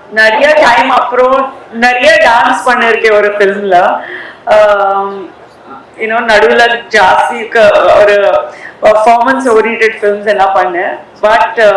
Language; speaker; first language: Tamil; non-native, learner; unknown